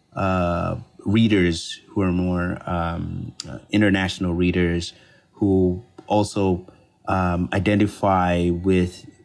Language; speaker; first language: English; non-native, local second language; Bemba